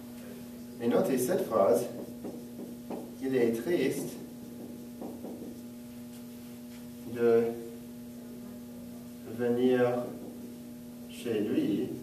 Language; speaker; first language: French; non-native, fluent; English